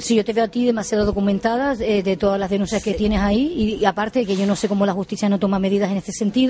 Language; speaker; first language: Spanish; native; Spanish